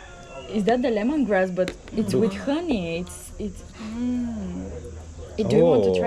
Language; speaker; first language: English; non-native, fluent; Bulgarian